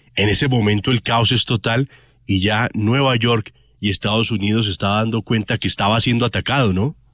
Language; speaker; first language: Spanish; native; Spanish